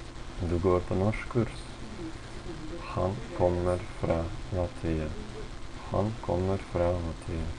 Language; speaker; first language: Norwegian; non-native, fluent; Latvian